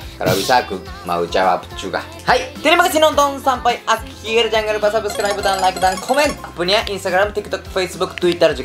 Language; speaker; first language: Indonesian; non-native, learner; Japanese